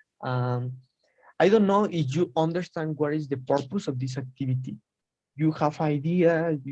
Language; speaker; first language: English; non-native, learner; Spanish